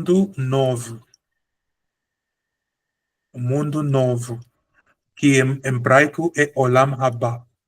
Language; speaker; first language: Portuguese; non-native, fluent; Spanish